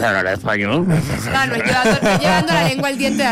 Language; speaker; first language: Spanish; native; Spanish